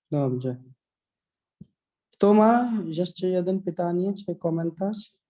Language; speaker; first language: Polish; non-native, learner; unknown